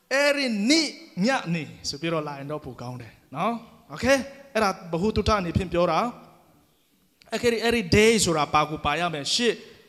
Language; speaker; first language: Burmese; non-native, local second language; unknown